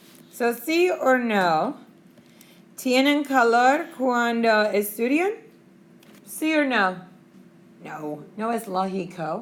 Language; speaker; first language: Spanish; non-native, fluent; English